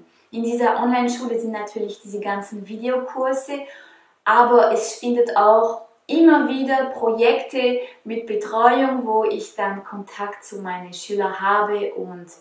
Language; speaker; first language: German; non-native, fluent; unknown